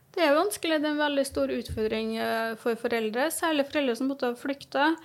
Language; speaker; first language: Norwegian; native; Norwegian